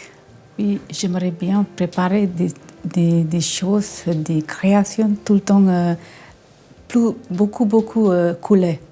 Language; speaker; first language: French; non-native, learner; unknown